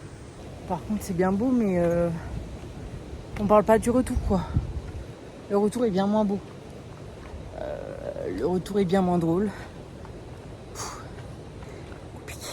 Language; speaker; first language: French; native; French